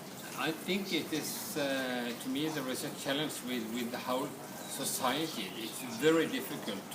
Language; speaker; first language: English; non-native, fluent; Norwegian